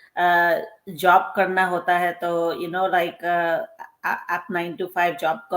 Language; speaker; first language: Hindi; non-native, local second language; Gujarati